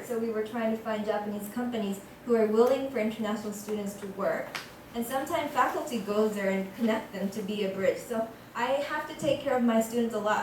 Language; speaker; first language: English; non-native, fluent; Japanese